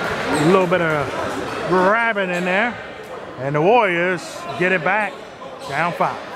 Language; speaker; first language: English; native; English